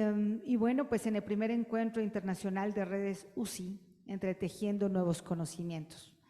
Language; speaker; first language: Spanish; native; Spanish